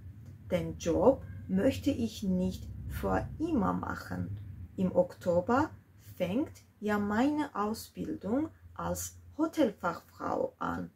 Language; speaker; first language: German; non-native, fluent; Georgian